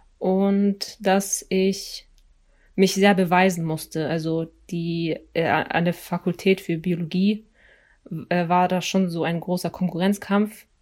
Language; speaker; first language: German; early bilingual, other home language; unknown